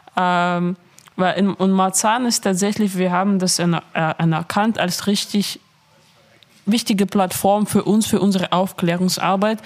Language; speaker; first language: German; non-native, fluent; Russian